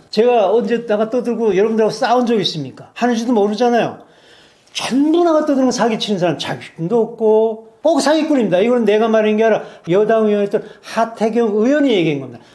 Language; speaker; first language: Korean; native; Korean